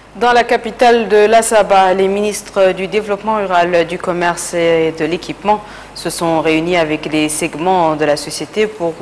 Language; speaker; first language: French; non-native, local second language; Arabic